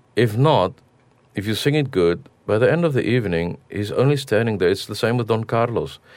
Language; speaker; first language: English; non-native, local second language; Afrikaans